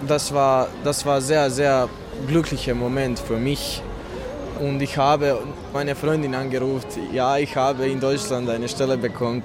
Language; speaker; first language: German; non-native, learner; Bosnian